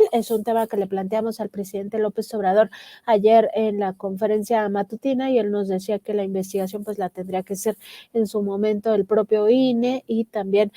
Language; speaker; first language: Spanish; native; Spanish